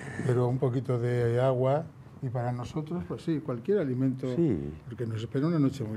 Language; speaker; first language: Spanish; native; Spanish